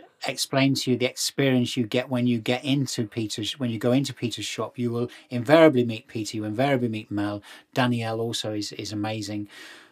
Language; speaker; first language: English; native; English